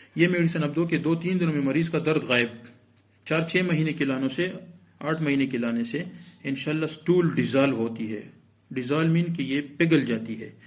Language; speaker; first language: Urdu; non-native, local second language; Pashto